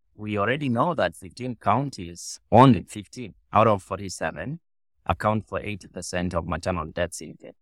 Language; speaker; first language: English; non-native, local second language; Luo (Kenya and Tanzania)